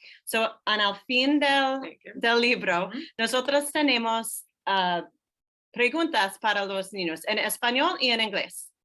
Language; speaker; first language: Spanish; non-native, learner; English